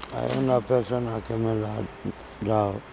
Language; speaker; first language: Spanish; non-native, learner; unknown